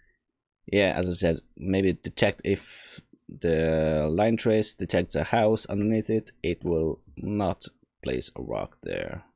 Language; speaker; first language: English; non-native, fluent; Norwegian